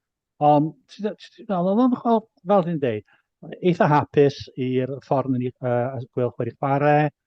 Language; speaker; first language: Welsh; native; Welsh